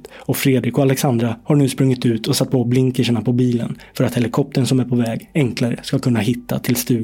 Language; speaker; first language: Swedish; native; Swedish